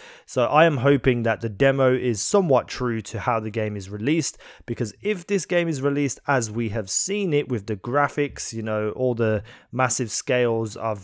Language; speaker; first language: English; native; English